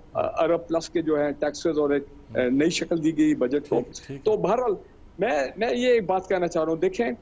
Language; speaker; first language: Urdu; native; Urdu